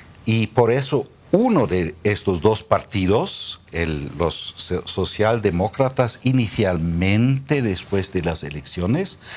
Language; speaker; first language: Spanish; non-native, fluent; German